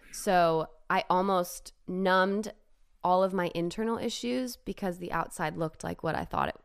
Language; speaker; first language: English; native; English